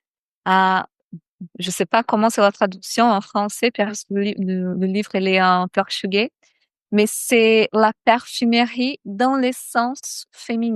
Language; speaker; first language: French; non-native, fluent; Portuguese